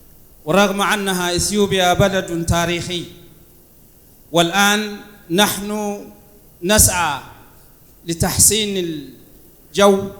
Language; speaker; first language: Arabic; non-native, fluent; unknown